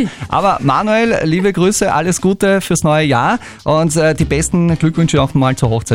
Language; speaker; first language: German; native; German